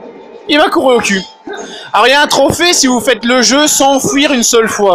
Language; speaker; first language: French; native; French